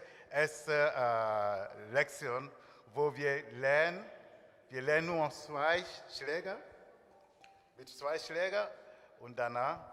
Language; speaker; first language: German; non-native, learner; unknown